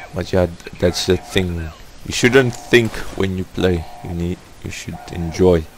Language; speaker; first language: English; non-native, fluent; Afrikaans